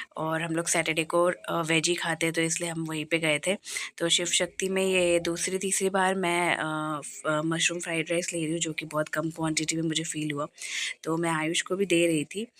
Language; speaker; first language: Hindi; non-native, local second language; Bangla